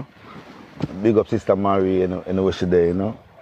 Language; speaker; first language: English; non-native, local second language; Jamaican Creole English